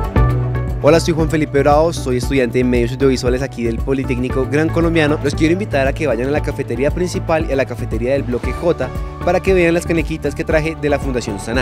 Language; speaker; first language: Spanish; native; Spanish